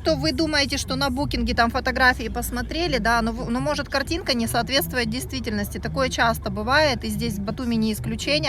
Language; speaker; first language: Russian; native; Russian